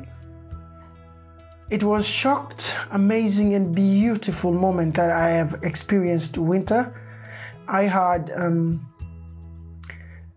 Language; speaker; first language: English; non-native, local second language; Swahili